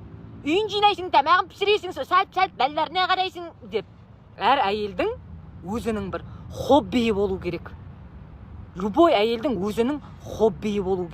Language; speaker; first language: Kazakh; native; Kazakh